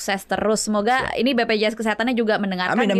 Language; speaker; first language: Indonesian; native; Indonesian